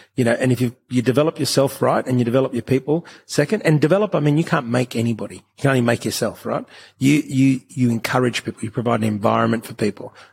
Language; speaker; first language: English; native; English